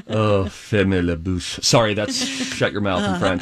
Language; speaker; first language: English; native; English